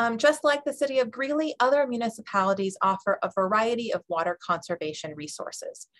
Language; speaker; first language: English; native; English